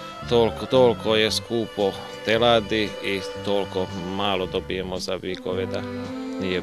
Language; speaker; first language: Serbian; non-native, local second language; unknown